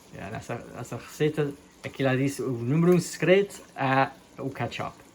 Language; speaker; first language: Portuguese; early bilingual, heritage; Portuguese